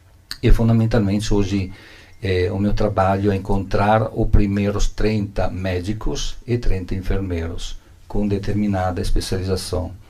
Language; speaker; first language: Portuguese; non-native, learner; Italian